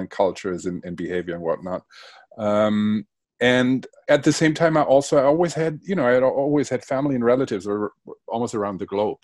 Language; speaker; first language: English; non-native, fluent; Spanish